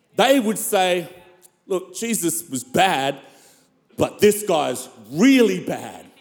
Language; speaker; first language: English; native; English